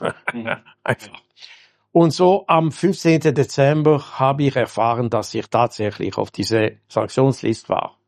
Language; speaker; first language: German; non-native, local second language; French